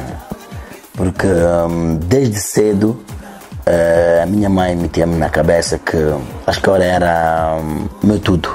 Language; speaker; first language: Portuguese; non-native, local second language; Upper Guinea Crioulo